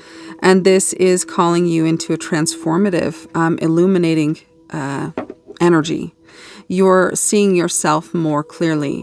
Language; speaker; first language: English; native; English